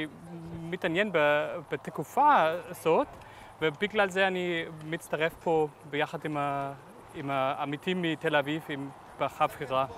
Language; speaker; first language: Hebrew; non-native, fluent; German